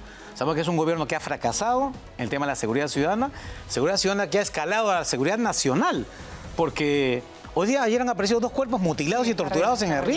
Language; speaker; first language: Spanish; native; Spanish